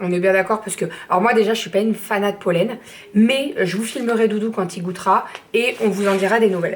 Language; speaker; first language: French; native; French